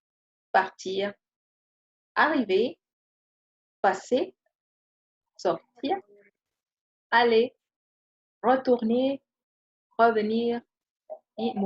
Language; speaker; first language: French; non-native, fluent; Spanish